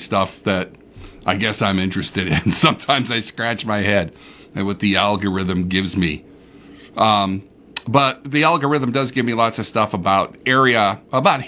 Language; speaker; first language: English; native; English